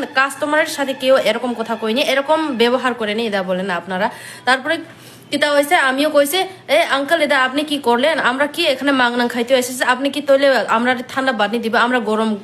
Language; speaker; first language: Bangla; non-native, local second language; Kok Borok